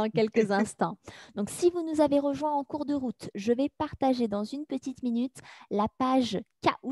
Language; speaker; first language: French; native; French